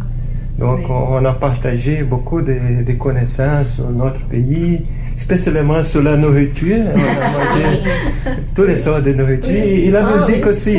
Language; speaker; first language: French; non-native, fluent; Portuguese